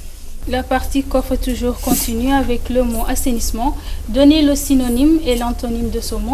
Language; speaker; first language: French; non-native, local second language; Comorian